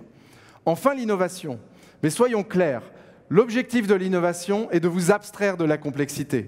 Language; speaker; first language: French; native; French